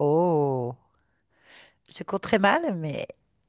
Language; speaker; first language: French; native; French